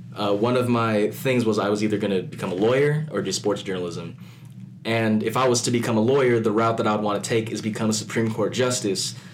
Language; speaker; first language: English; early bilingual, other home language; Filipino